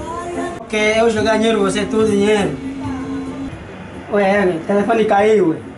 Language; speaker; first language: Portuguese; non-native, learner; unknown